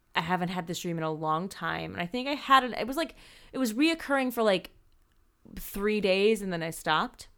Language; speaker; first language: English; native; English